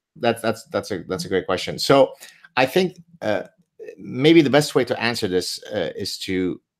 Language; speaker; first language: English; early bilingual, other home language; Arabic